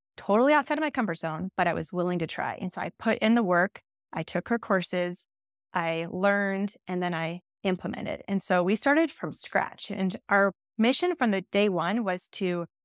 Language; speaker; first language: English; native; English